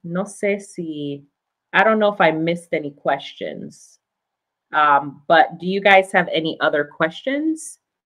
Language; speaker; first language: English; native; English